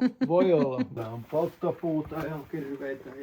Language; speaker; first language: Finnish; native; Finnish